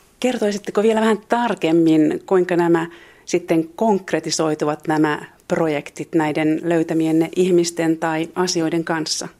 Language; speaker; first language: Finnish; native; Finnish